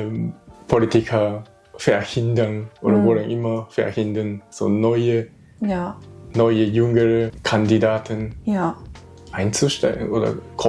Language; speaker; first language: German; non-native, learner; Japanese